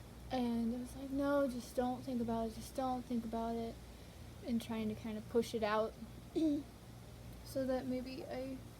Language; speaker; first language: English; native; English